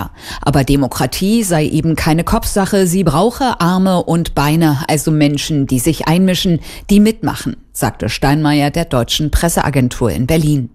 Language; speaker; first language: German; native; German